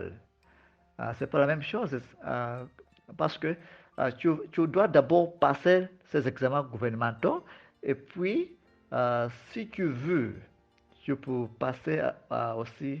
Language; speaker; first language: French; non-native, fluent; Nyanja